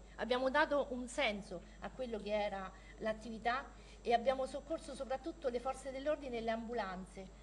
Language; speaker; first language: Italian; native; Italian